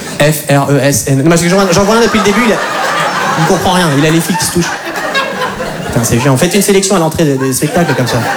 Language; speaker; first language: French; native; French